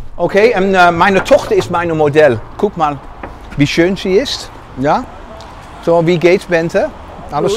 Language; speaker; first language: German; non-native, learner; Dutch